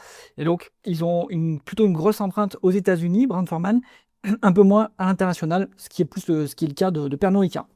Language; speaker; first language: French; native; French